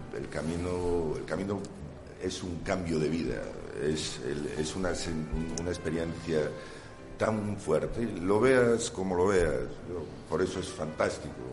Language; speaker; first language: Spanish; native; Spanish